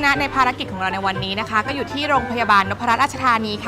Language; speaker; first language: Thai; native; Thai